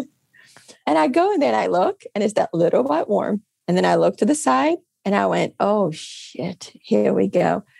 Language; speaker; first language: English; non-native, fluent; Portuguese